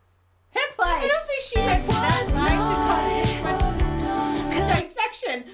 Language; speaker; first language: English; native; English